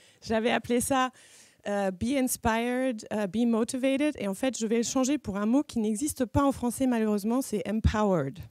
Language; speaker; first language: French; early bilingual, other home language; German